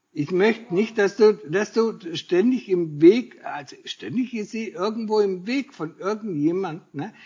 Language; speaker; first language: German; native; German